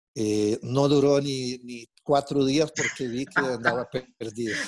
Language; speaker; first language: Spanish; non-native, fluent; Portuguese